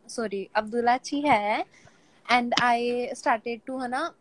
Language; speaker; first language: Hindi; native; Hindi